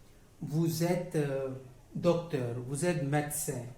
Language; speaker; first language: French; non-native, fluent; Hindi